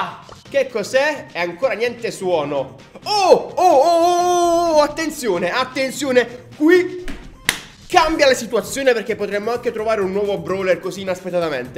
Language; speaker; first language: Italian; native; Italian